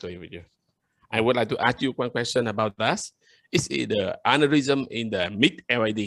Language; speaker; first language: English; non-native, learner; Vietnamese